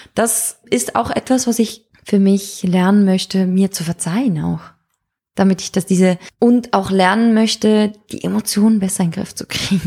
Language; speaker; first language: German; native; German